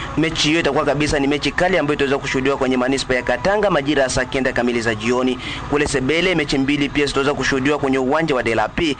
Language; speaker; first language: Swahili; non-native, local second language; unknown